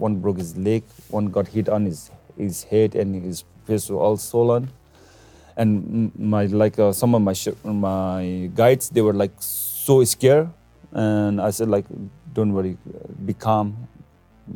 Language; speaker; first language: English; non-native, local second language; Sherpa